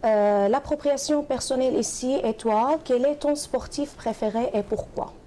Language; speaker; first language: French; non-native, fluent; Arabic